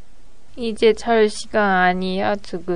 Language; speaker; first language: Korean; non-native, learner; Japanese